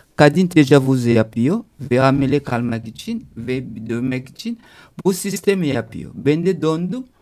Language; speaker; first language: Turkish; non-native, fluent; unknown